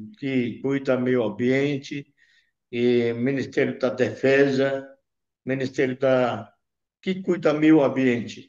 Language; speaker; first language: Portuguese; non-native, local second language; Yanomámi